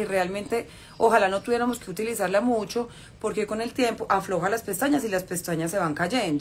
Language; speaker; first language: Spanish; native; Spanish